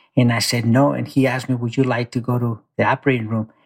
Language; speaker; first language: English; early bilingual, other home language; Spanish